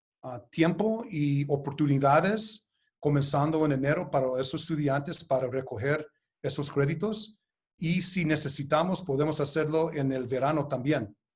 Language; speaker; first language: Spanish; early bilingual, heritage; Spanish